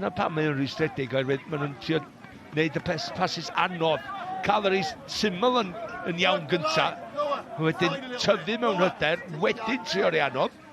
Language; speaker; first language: Welsh; native; Welsh